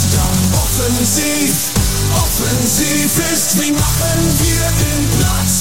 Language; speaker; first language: German; non-native, learner; Italian